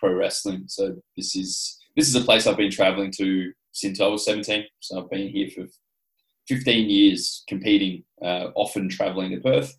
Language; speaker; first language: English; native; English